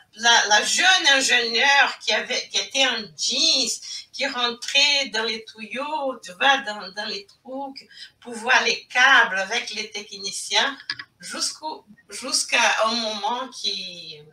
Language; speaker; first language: French; non-native, fluent; Portuguese